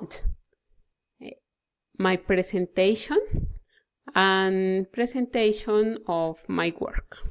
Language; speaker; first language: English; non-native, learner; Spanish